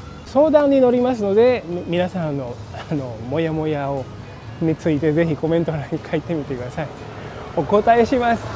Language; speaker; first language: Japanese; non-native, fluent; Indonesian